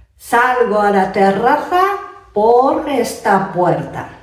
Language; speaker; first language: Spanish; non-native, fluent; Japanese